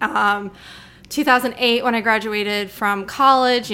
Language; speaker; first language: English; native; English